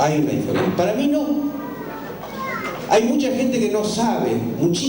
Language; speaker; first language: Spanish; native; Spanish